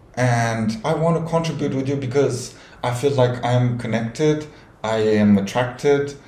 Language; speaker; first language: English; non-native, fluent; Romanian